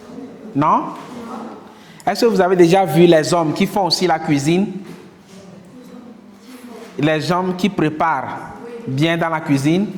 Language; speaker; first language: French; non-native, local second language; Kinyarwanda